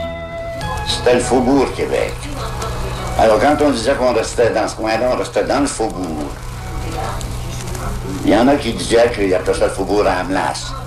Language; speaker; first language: French; native; French